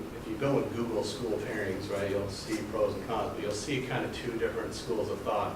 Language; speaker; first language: English; native; English